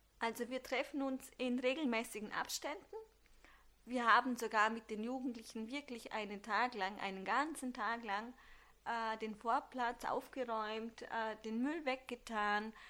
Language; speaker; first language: German; early bilingual, other home language; Turkish